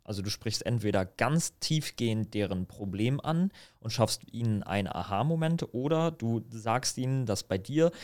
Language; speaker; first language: German; native; German